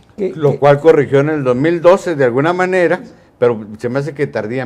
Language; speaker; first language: Spanish; native; Spanish